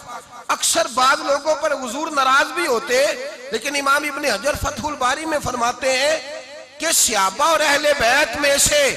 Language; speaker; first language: Hindi; non-native, local second language; Punjabi